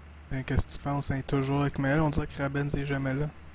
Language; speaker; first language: French; native; French